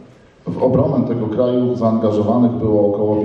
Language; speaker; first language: Polish; native; Polish